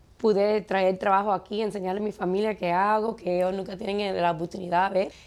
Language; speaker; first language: Spanish; early bilingual, heritage; Spanish